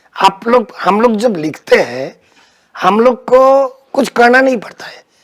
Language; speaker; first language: Hindi; non-native, local second language; Bangla